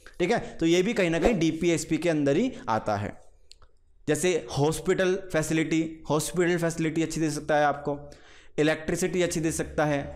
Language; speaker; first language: Hindi; native; Hindi